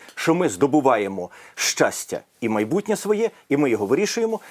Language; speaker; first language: Ukrainian; native; Ukrainian